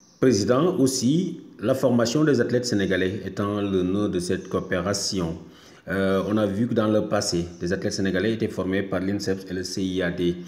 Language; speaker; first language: French; non-native, local second language; Wolof